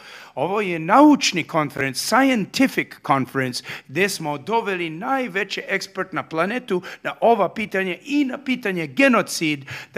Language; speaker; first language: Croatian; early bilingual, heritage; Serbian